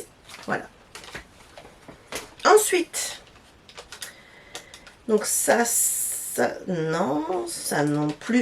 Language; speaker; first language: French; native; French